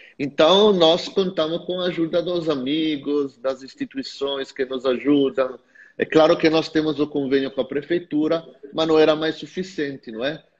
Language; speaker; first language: Portuguese; non-native, fluent; Italian